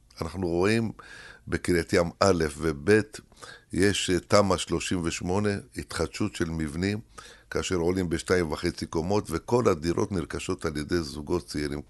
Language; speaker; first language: Hebrew; early bilingual, other home language; Arabic